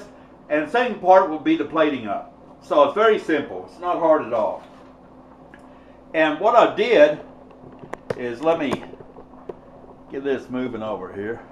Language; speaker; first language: English; native; English